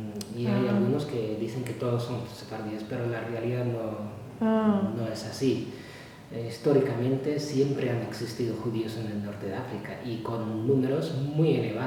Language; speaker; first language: Spanish; non-native, fluent; Arabic